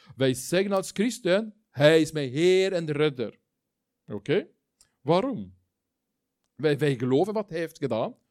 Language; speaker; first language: Dutch; non-native, learner; Norwegian